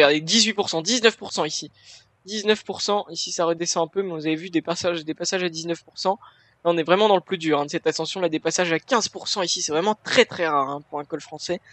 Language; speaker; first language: French; native; French